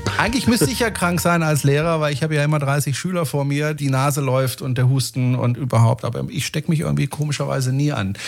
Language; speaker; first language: German; non-native, fluent; French